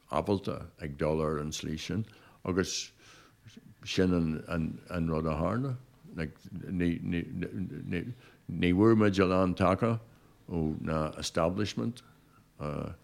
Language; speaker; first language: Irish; non-native, local second language; English